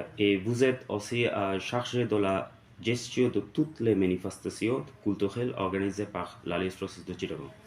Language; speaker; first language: French; non-native, fluent; Bangla